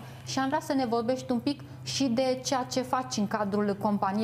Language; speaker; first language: Romanian; native; Romanian